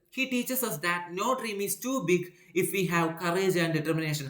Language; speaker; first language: English; non-native, local second language; Malayalam